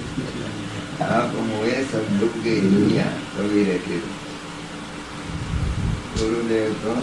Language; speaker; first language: Hindi; non-native, local second language; Gujarati